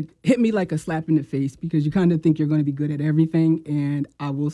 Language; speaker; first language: English; native; English